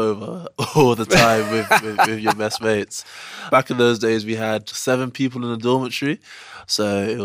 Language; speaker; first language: English; native; English